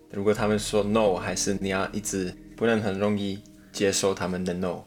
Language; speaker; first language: Chinese; non-native, fluent; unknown